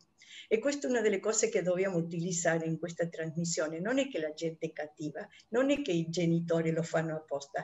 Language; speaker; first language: Italian; non-native, fluent; Spanish